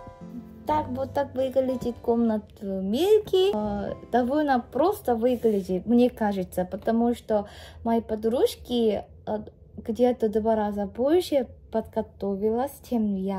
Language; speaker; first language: Russian; non-native, learner; Korean